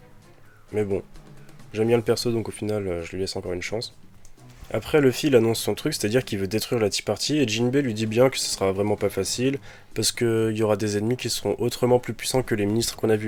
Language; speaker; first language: French; native; French